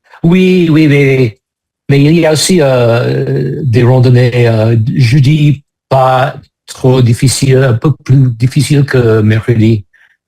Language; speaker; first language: French; non-native, fluent; English